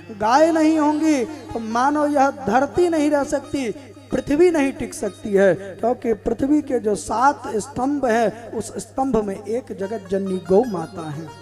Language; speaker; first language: Hindi; native; Hindi